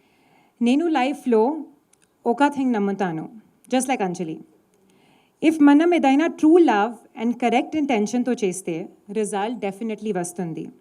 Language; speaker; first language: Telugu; non-native, learner; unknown